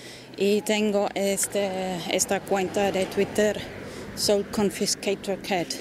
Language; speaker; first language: Spanish; non-native, fluent; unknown